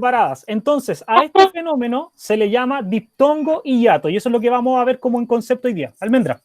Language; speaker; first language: Spanish; native; Spanish